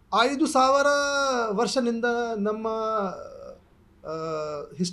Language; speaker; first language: Kannada; non-native, local second language; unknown